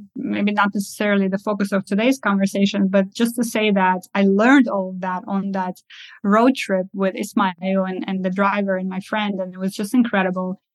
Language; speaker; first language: English; early bilingual, other home language; Russian